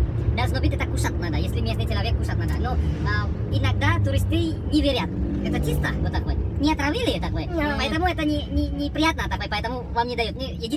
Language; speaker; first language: Russian; non-native, learner; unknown